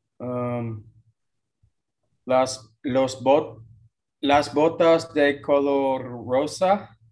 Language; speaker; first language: Spanish; non-native, fluent; English